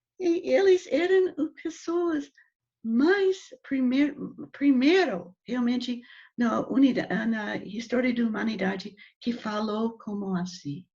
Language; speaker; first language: Portuguese; non-native, learner; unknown